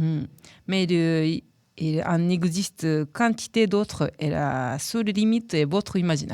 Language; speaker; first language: French; non-native, fluent; Japanese